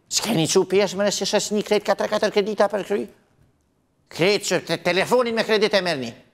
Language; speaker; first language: Albanian; native; Albanian